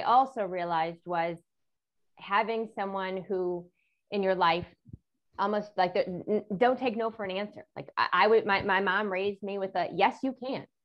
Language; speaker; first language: English; native; English